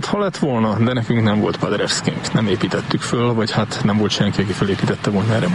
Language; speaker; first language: Hungarian; native; Hungarian